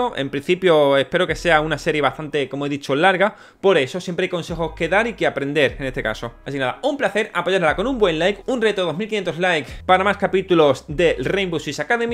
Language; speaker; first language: Spanish; native; Spanish